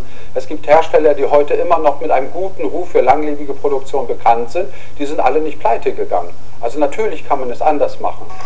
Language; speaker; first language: German; native; German